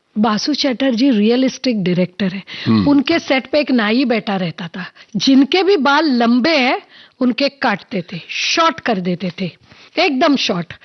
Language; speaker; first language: Hindi; non-native, local second language; Telugu